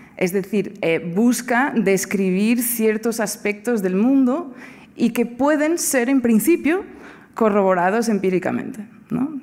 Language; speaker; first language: Spanish; non-native, fluent; Portuguese